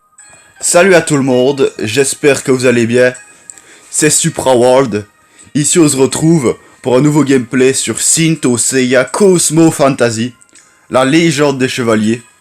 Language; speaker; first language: French; native; French